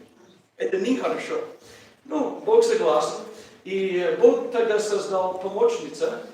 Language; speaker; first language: Russian; non-native, learner; English